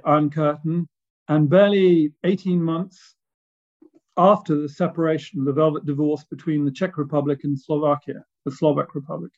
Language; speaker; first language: English; native; English